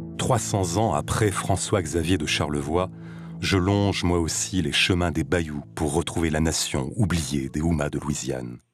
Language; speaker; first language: French; native; French